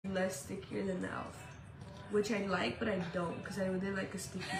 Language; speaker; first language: English; native; English